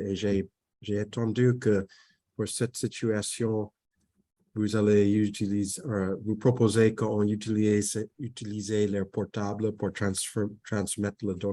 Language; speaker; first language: French; non-native, fluent; English